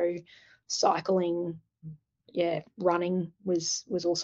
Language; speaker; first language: English; native; English